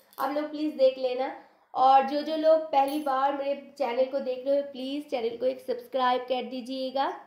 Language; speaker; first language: Hindi; non-native, local second language; Bangla